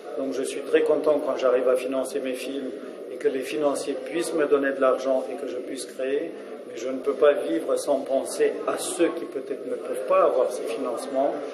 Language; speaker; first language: French; non-native, fluent; Romanian